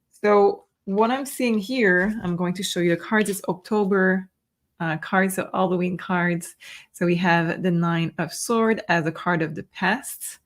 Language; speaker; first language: English; non-native, fluent; French